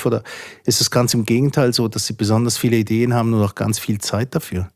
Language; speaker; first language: German; native; German